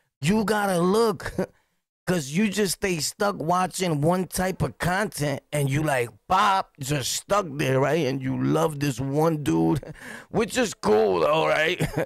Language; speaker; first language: English; early bilingual, other home language; Spanish